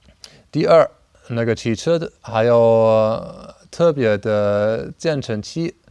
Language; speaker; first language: Chinese; non-native, learner; German